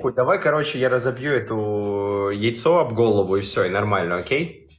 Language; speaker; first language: Russian; native; Russian